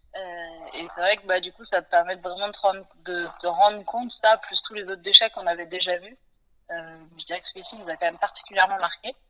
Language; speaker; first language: French; native; French